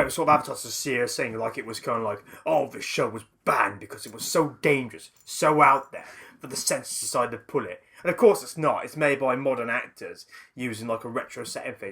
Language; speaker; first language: English; native; English